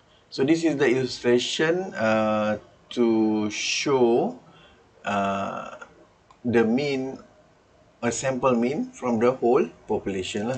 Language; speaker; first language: English; non-native, local second language; Malay